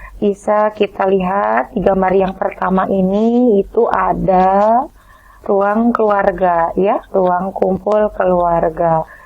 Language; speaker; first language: Indonesian; native; Indonesian